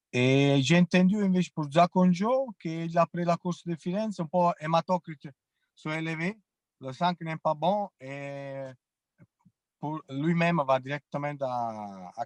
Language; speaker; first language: French; non-native, fluent; Italian